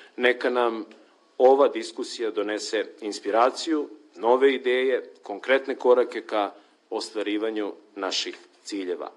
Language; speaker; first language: Serbian; native; Serbian